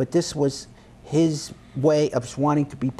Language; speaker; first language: English; native; English